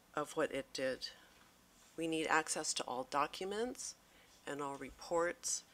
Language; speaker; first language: English; native; English